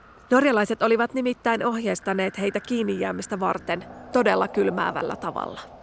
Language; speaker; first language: Finnish; native; Finnish